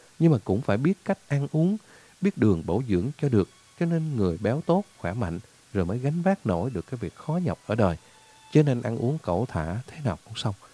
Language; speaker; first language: Vietnamese; native; Vietnamese